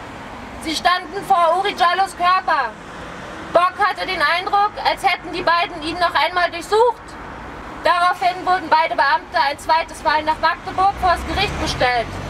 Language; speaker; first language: German; native; German